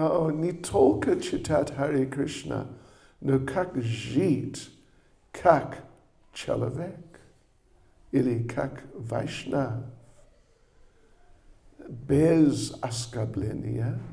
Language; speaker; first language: Russian; non-native, learner; English